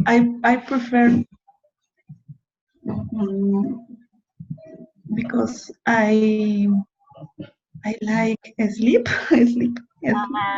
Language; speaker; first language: English; non-native, learner; Spanish